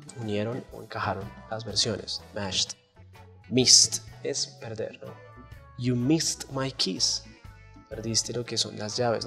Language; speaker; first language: Spanish; native; Spanish